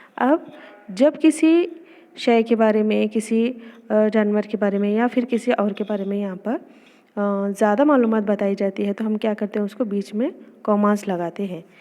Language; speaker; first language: Hindi; non-native, local second language; Urdu